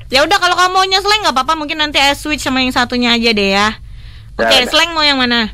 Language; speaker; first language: Indonesian; native; Indonesian